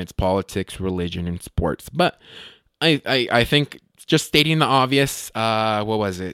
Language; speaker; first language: English; early bilingual, other home language; Spanish